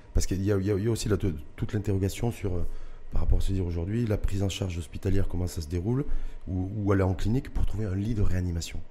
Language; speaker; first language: French; non-native, local second language; Arabic